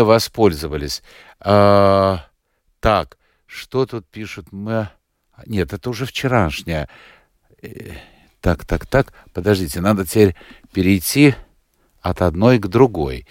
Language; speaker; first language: Russian; native; Russian